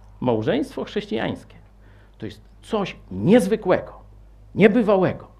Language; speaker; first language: Polish; native; Polish